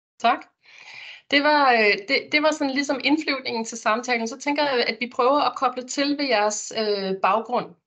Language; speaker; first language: Danish; native; Danish